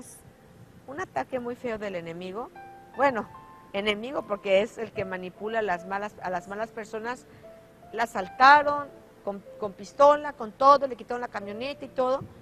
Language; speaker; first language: Spanish; native; Spanish